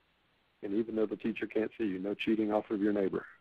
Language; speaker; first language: English; native; English